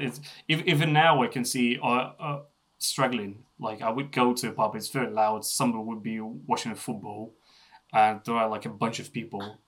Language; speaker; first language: English; non-native, fluent; Russian